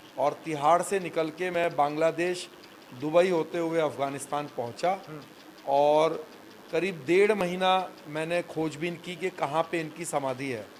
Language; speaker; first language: Hindi; native; Hindi